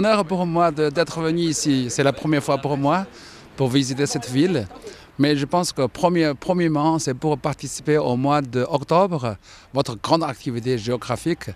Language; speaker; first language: French; non-native, fluent; Chinese